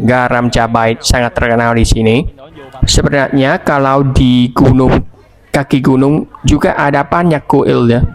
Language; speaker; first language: Indonesian; non-native, fluent; Vietnamese